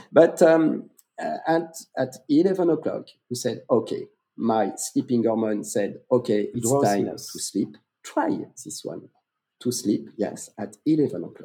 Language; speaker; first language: English; non-native, fluent; French